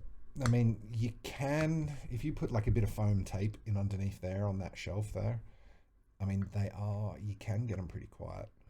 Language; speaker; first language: English; native; English